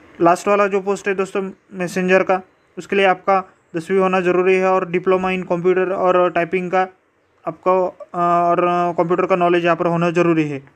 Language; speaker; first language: Hindi; non-native, local second language; Marathi